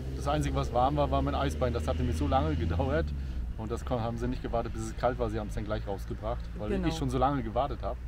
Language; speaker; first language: German; native; German